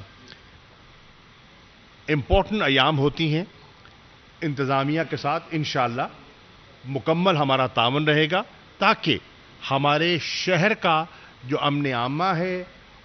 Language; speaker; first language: Urdu; non-native, local second language; Saraiki